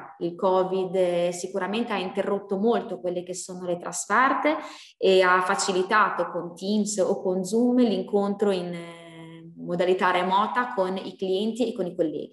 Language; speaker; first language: Italian; native; Italian